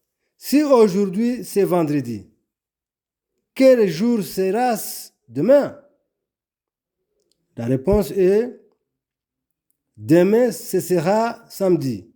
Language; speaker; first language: French; non-native, local second language; Kinyarwanda